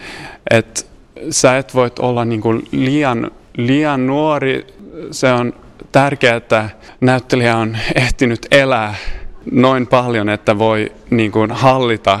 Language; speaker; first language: Finnish; non-native, fluent; Swedish